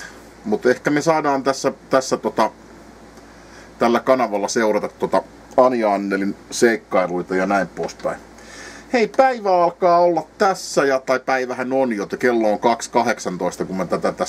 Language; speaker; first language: Finnish; native; Finnish